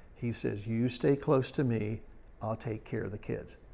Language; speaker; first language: English; native; English